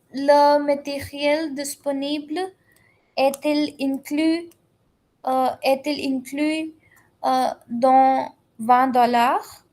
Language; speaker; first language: French; non-native, learner; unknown